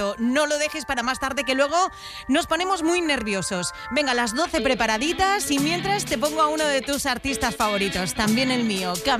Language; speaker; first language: Spanish; native; Spanish